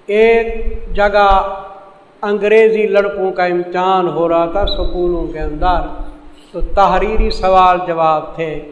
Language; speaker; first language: Urdu; non-native, local second language; Saraiki